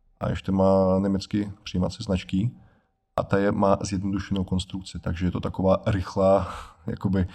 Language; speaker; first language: Czech; non-native, fluent; Russian